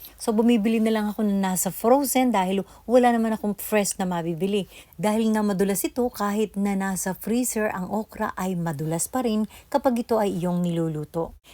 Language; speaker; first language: Filipino; native; Filipino